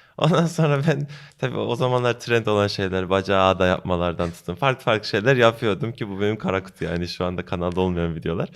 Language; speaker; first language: Turkish; early bilingual, heritage; Turkish